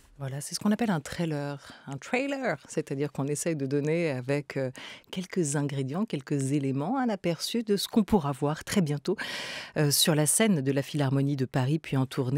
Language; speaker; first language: French; native; French